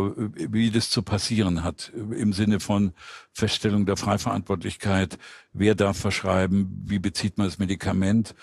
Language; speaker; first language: German; native; German